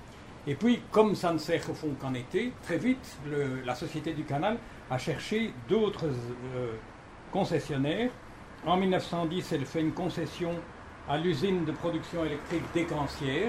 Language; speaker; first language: French; native; French